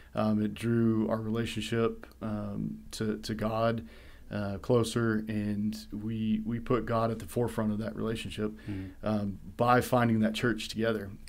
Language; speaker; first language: English; native; English